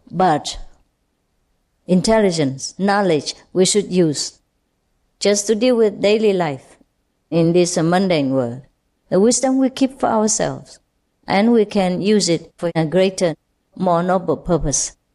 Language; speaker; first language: English; non-native, fluent; Vietnamese